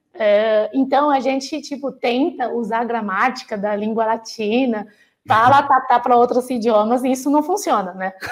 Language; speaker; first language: Portuguese; non-native, fluent; Chinese